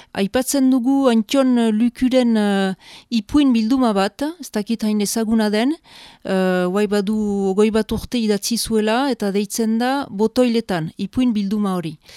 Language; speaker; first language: Basque; native; Basque